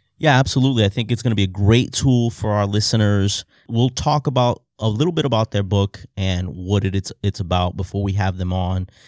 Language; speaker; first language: English; native; English